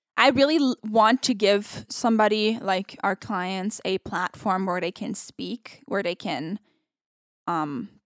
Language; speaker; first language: English; non-native, fluent; Italian